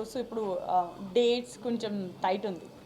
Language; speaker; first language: Telugu; non-native, learner; Gujarati